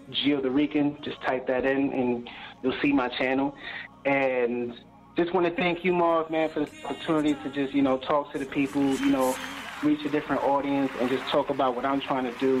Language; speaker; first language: English; native; English